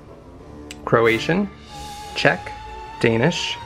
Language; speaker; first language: English; native; English